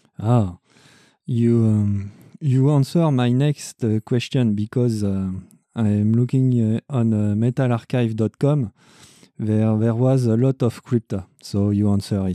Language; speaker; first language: English; non-native, learner; French